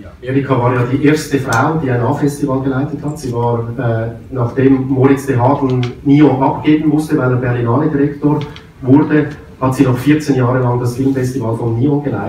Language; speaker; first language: German; native; German